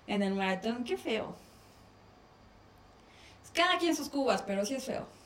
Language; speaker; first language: Spanish; native; Spanish